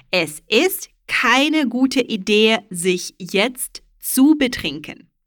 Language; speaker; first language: German; non-native, fluent; Russian